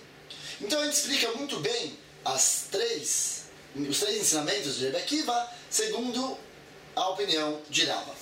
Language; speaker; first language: Portuguese; native; Portuguese